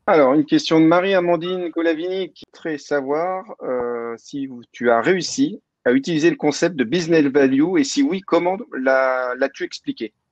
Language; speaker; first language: French; native; French